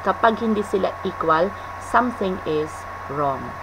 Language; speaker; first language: English; non-native, local second language; Filipino